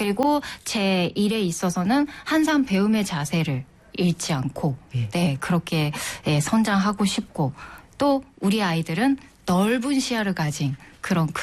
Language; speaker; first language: Korean; non-native, fluent; Japanese